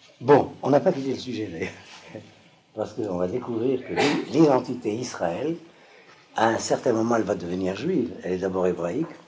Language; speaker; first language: French; native; French